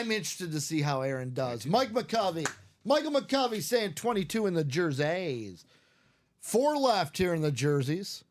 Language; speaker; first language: English; native; English